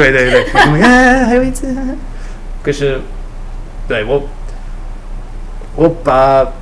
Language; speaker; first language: Chinese; non-native, learner; English